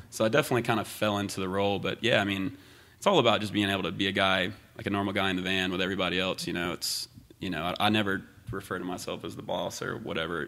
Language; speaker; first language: English; native; English